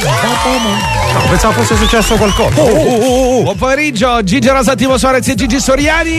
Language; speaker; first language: Italian; native; Italian